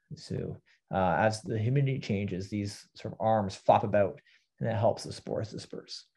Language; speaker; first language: English; native; English